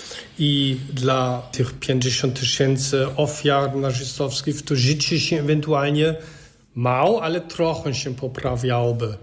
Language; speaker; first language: Polish; non-native, fluent; German